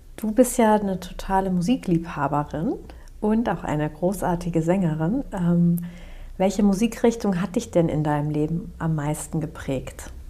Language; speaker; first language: German; native; German